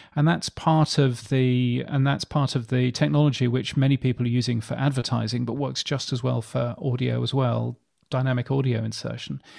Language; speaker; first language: English; native; English